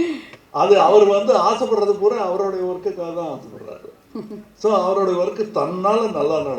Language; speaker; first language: Tamil; native; Tamil